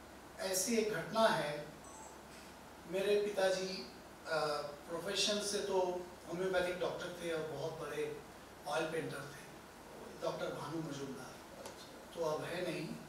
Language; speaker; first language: Hindi; native; Hindi